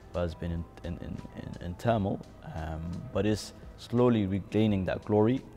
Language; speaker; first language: English; native; English